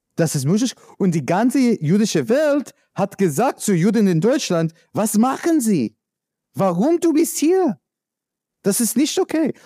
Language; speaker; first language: German; non-native, learner; English